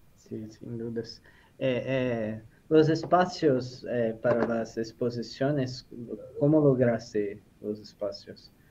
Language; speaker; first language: Spanish; non-native, fluent; Portuguese